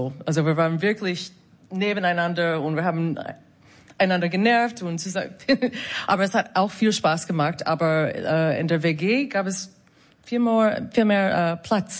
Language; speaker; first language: German; non-native, fluent; English